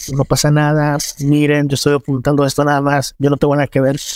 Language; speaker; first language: Spanish; native; Spanish